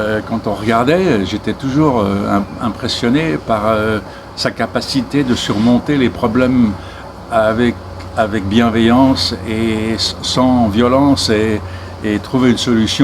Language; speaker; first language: French; native; French